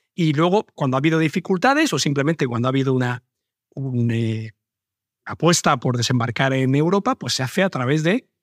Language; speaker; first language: Spanish; native; Spanish